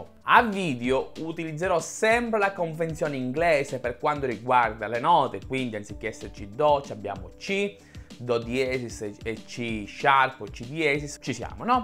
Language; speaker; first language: Italian; native; Italian